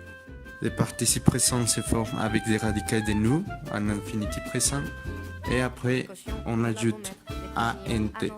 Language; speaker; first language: French; non-native, fluent; Spanish